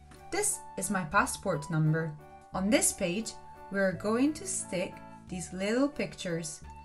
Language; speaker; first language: English; non-native, fluent; Italian